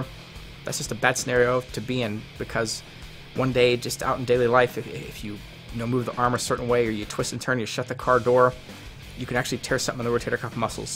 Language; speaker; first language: English; native; English